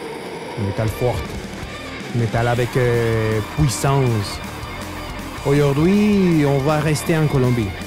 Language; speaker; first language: French; non-native, fluent; Spanish